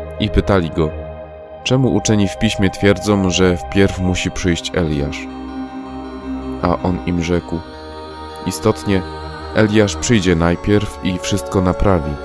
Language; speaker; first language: Polish; native; Polish